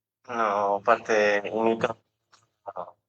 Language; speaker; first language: Italian; non-native, learner; Bangla